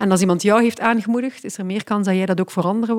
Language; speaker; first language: Dutch; native; Dutch